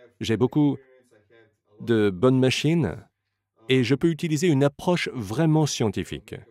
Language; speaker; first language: French; non-native, fluent; Slovenian